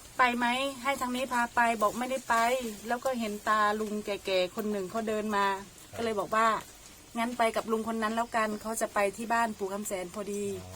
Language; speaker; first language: Thai; native; Thai